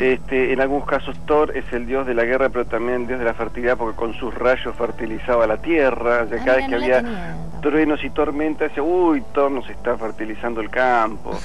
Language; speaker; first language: Spanish; native; Spanish